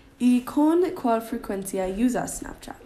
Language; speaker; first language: Spanish; non-native, learner; English